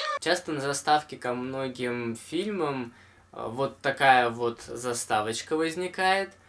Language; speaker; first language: Russian; native; Russian